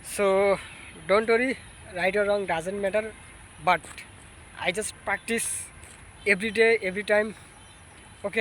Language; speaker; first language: English; non-native, learner; Bangla